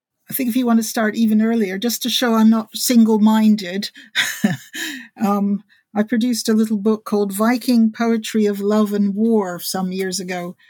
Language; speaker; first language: English; native; English